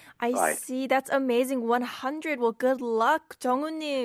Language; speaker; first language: English; non-native, fluent; Korean